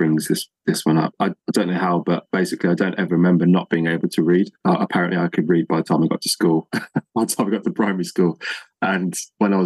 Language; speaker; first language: English; native; English